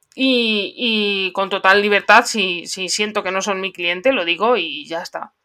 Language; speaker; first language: Spanish; native; Spanish